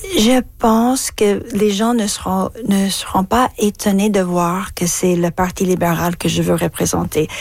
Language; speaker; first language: French; non-native, fluent; English